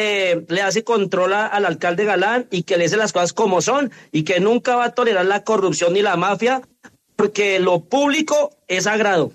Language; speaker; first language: Spanish; native; Spanish